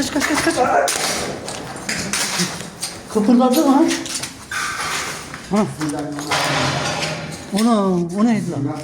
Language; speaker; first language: Turkish; native; Turkish